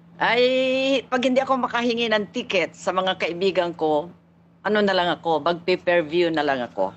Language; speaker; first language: Filipino; non-native, local second language; Pangasinan